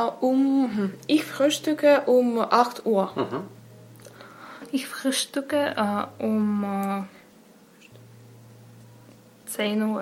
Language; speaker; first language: German; non-native, learner; Russian